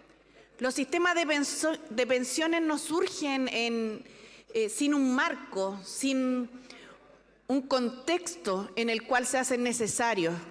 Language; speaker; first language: Spanish; native; Spanish